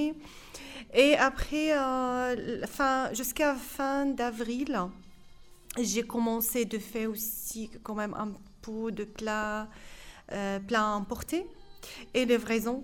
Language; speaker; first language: French; non-native, fluent; Arabic